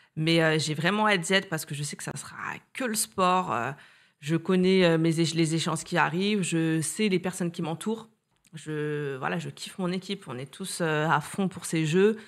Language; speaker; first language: French; native; French